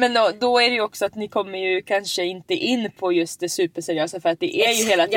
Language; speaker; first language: Swedish; native; Swedish